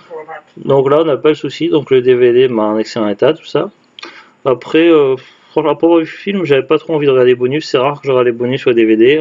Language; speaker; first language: French; native; French